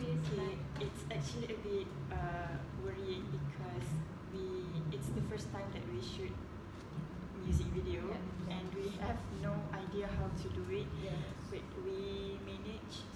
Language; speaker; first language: English; non-native, local second language; Malay